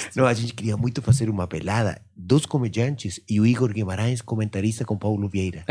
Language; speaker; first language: Portuguese; non-native, fluent; Spanish